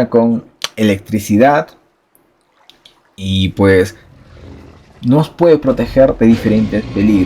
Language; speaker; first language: Spanish; native; Spanish